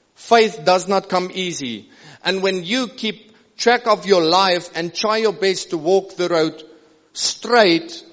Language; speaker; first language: English; non-native, local second language; Afrikaans